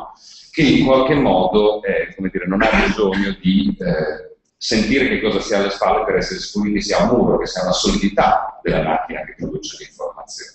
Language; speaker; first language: Italian; native; Italian